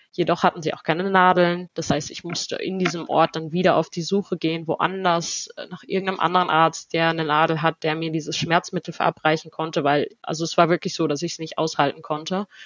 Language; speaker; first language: German; native; German